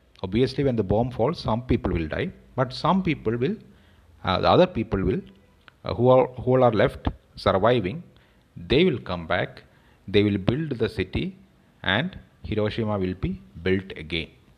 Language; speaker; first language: English; non-native, local second language; Malayalam